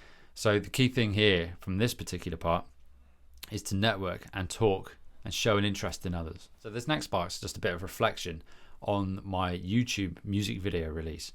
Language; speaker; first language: English; native; English